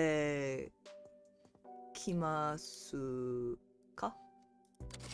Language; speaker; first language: Japanese; non-native, learner; English